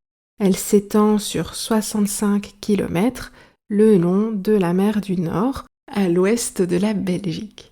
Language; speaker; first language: French; native; French